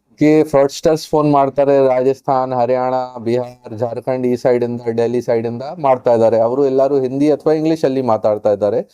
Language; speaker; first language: Kannada; non-native, fluent; Hindi